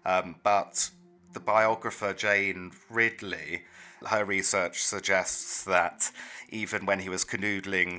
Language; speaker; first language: English; native; English